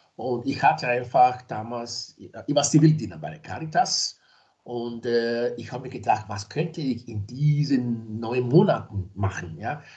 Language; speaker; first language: German; non-native, fluent; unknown